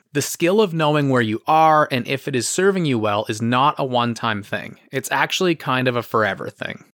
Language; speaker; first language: English; native; English